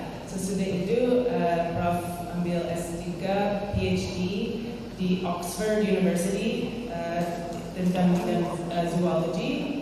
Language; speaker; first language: Indonesian; non-native, fluent; English